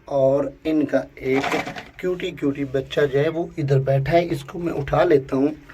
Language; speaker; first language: Urdu; non-native, local second language; Punjabi